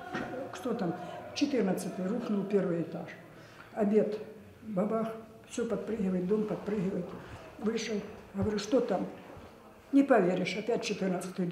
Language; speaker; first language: Russian; native; Russian